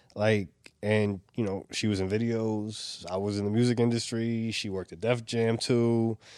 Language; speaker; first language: English; native; English